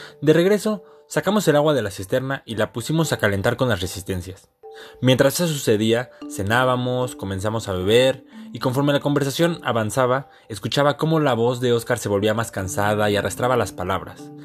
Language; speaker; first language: Spanish; native; Spanish